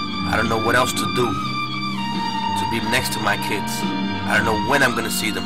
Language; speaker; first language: English; non-native, fluent; Spanish